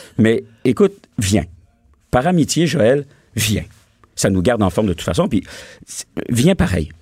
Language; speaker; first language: French; native; French